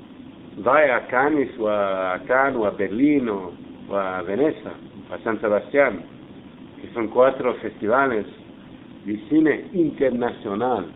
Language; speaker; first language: Spanish; non-native, fluent; English